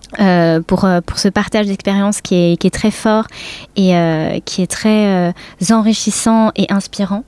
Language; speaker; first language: French; native; French